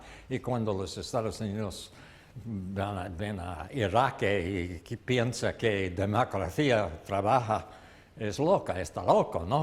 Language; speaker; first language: Spanish; non-native, learner; English